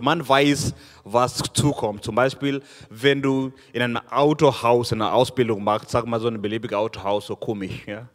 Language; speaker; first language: German; non-native, fluent; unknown